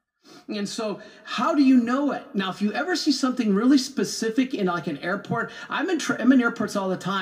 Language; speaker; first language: English; native; English